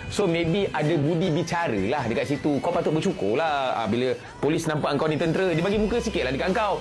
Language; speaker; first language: Malay; native; Malay